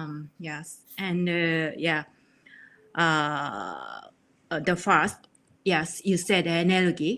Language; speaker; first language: English; non-native, learner; Japanese